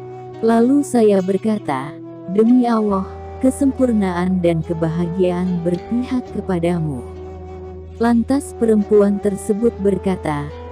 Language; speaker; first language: Indonesian; native; Indonesian